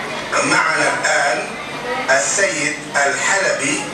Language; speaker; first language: Arabic; non-native, learner; Indonesian